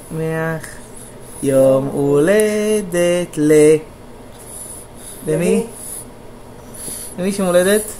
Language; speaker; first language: Hebrew; native; Hebrew